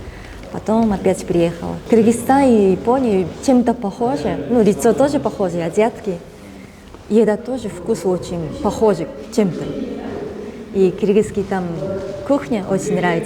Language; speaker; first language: Russian; non-native, learner; Japanese